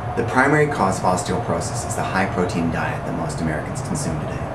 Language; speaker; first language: English; native; English